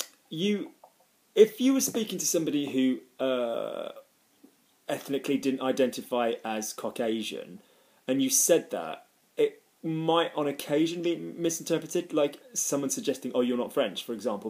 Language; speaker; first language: English; native; English